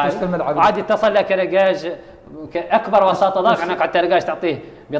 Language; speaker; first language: Arabic; native; Arabic